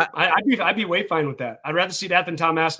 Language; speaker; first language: English; native; English